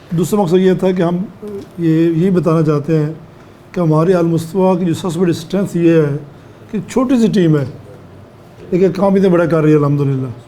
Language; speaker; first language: Urdu; non-native, local second language; Punjabi